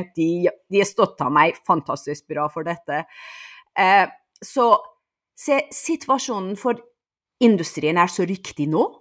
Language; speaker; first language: Norwegian; non-native, fluent; Persian